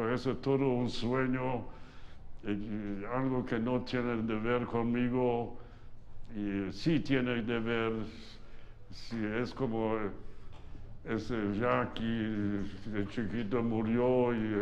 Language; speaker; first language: Spanish; non-native, fluent; Yiddish